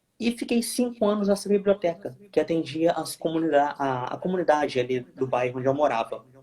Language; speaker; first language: Portuguese; native; Portuguese